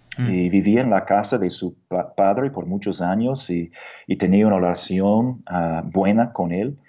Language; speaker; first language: Spanish; non-native, fluent; English